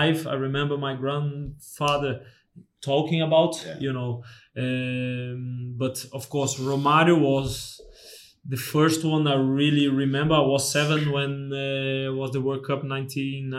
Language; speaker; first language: English; non-native, fluent; Portuguese